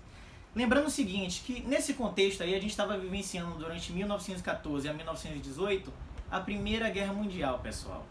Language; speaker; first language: Portuguese; native; Portuguese